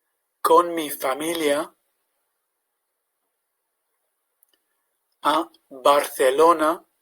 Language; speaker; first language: Spanish; non-native, fluent; English